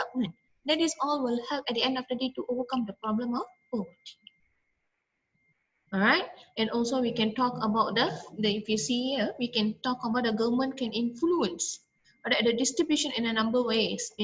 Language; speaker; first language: English; non-native, local second language; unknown